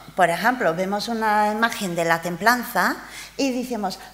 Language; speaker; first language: Spanish; non-native, fluent; English